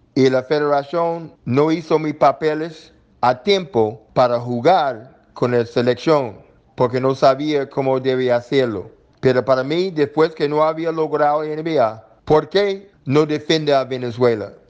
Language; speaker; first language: Spanish; non-native, learner; English